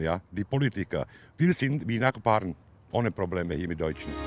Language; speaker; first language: German; non-native, fluent; Czech